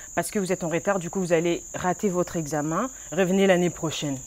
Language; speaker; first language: French; non-native, local second language; Lingala